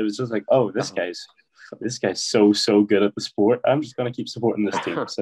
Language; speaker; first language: English; native; English